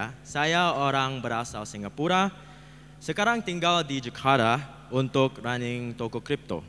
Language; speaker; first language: Indonesian; non-native, learner; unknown